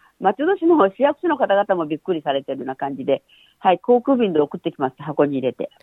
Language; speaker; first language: Japanese; native; Japanese